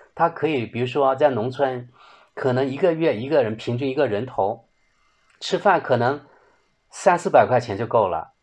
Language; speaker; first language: Chinese; native; Chinese